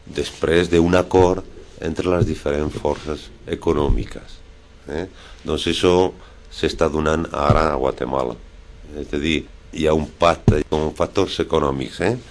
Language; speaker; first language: Catalan; non-native, local second language; Spanish